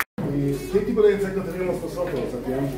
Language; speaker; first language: Spanish; non-native, fluent; English